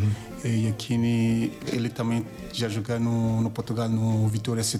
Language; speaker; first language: Portuguese; non-native, learner; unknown